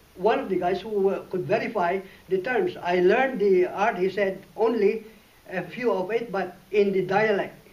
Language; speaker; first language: English; non-native, local second language; Iloko